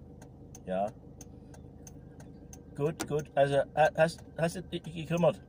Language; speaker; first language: German; native; German